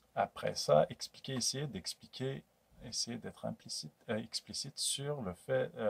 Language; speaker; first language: French; non-native, local second language; Kabyle